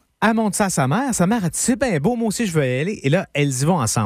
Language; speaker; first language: French; native; French